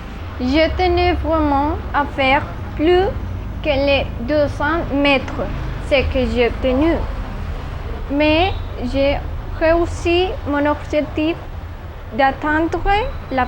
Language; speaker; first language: French; non-native, learner; Spanish